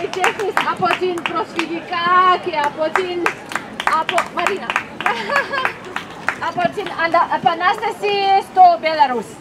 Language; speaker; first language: Greek; non-native, learner; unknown